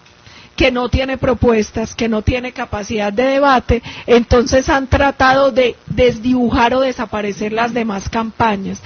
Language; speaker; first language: Spanish; native; Spanish